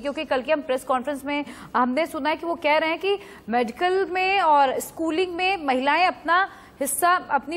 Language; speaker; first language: Hindi; native; Hindi